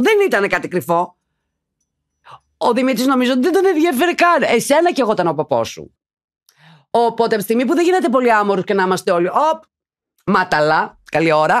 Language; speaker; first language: Greek; native; Greek